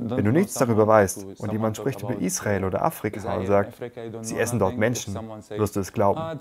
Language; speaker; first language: German; non-native, fluent; Arabic